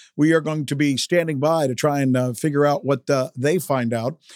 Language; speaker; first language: English; early bilingual, other home language; Spanish